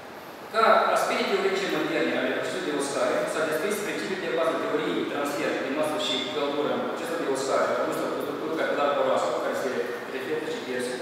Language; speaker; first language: Romanian; native; Romanian